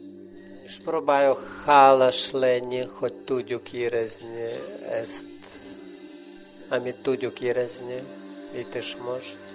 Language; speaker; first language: Hungarian; non-native, fluent; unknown